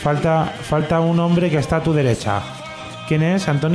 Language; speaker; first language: Spanish; native; Spanish